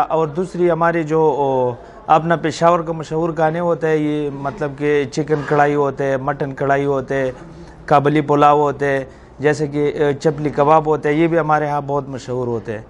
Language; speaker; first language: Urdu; non-native, local second language; Pashto